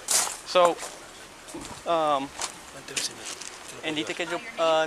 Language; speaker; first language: Spanish; early bilingual, heritage; Spanish